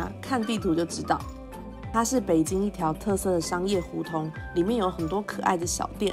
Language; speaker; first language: Chinese; native; Chinese